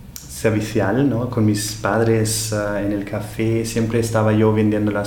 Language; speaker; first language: Spanish; non-native, fluent; German